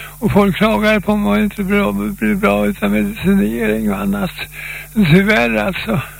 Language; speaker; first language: Swedish; native; Swedish